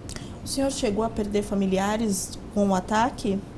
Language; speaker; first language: Portuguese; native; Portuguese